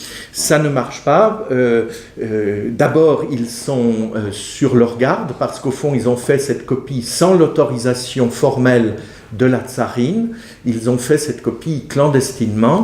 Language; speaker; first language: French; native; French